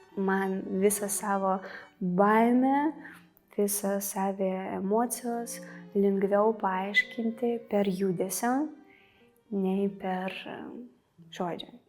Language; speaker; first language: Lithuanian; non-native, fluent; Russian